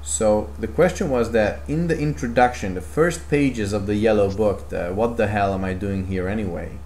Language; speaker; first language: English; non-native, fluent; Hungarian